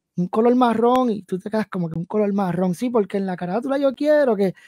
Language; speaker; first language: Spanish; early bilingual, heritage; Spanish